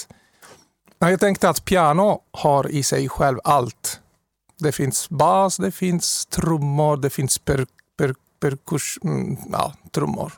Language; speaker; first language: Swedish; non-native, fluent; Italian